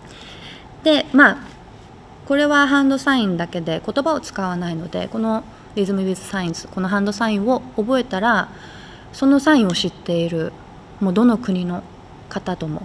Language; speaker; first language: Japanese; native; Japanese